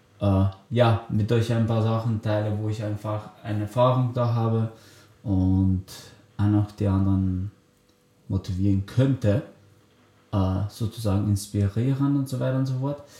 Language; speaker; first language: German; early bilingual, other home language; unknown